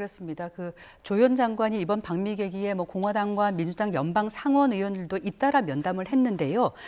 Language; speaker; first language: Korean; native; Korean